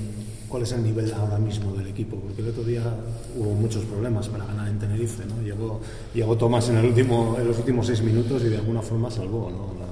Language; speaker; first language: Spanish; native; Spanish